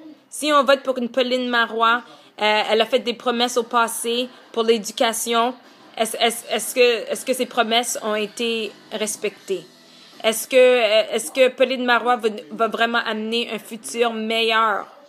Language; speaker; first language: French; early bilingual, heritage; French